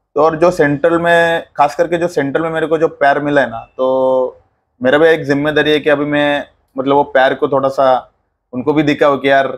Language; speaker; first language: Hindi; non-native, local second language; Marathi